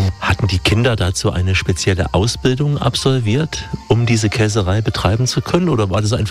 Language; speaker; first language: German; native; German